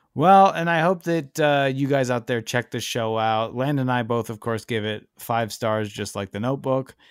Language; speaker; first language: English; native; English